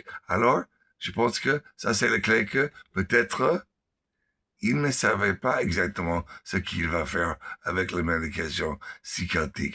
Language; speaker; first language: French; non-native, learner; English